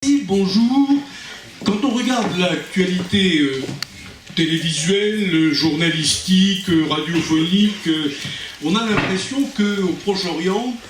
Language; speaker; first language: French; native; French